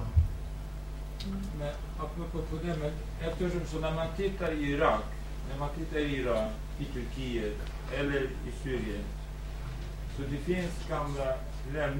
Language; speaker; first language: Swedish; non-native, fluent; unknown